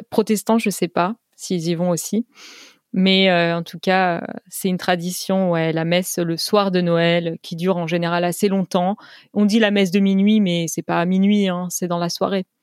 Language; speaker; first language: French; native; French